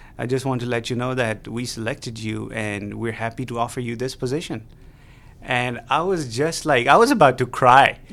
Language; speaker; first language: English; non-native, local second language; Urdu